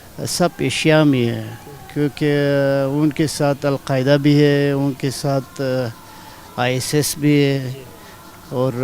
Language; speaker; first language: Hindi; non-native, learner; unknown